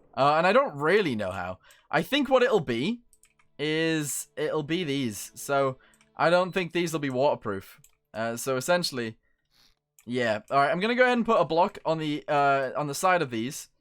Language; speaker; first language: English; native; English